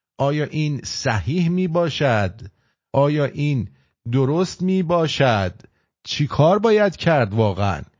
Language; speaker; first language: Persian; native; Persian